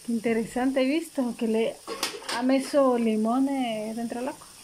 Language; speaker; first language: Italian; non-native, fluent; Spanish